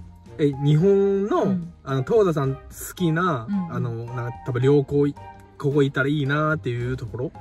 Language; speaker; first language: Japanese; non-native, fluent; Chinese